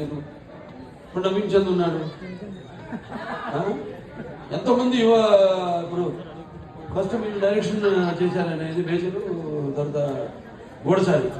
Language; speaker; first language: Telugu; native; Telugu